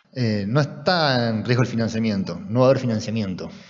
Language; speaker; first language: Spanish; native; Spanish